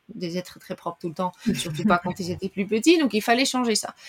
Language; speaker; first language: French; non-native, fluent; Dutch